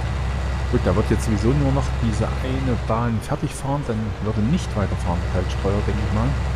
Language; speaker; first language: German; native; German